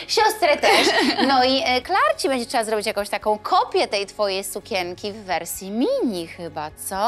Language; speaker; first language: Polish; native; Polish